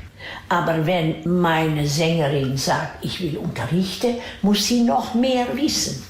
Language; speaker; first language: German; non-native, fluent; Dutch